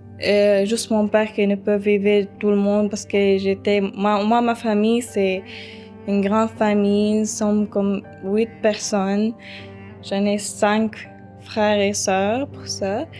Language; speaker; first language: French; early bilingual, other home language; Arabic